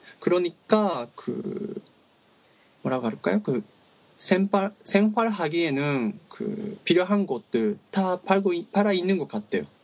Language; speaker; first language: Korean; non-native, learner; Japanese